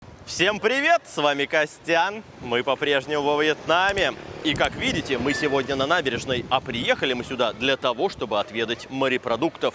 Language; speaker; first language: Russian; native; Russian